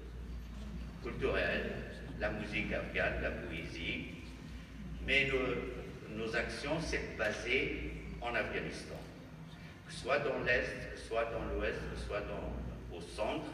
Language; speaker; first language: French; non-native, fluent; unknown